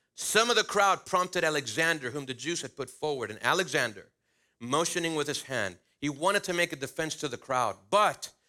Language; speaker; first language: English; early bilingual, other home language; Spanish